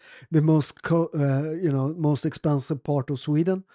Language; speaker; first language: English; non-native, fluent; Italian